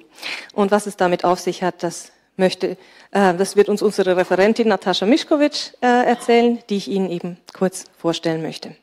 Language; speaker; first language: German; native; German